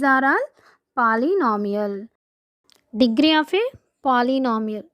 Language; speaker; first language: English; non-native, local second language; Telugu